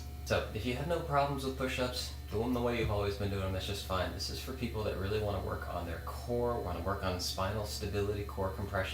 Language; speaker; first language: English; native; English